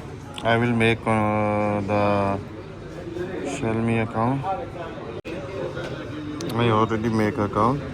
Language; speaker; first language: English; non-native, learner; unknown